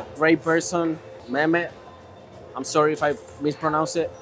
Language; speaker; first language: English; native; English